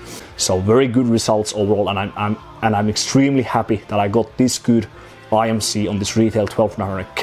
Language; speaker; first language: English; non-native, fluent; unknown